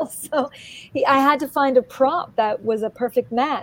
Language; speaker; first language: English; native; English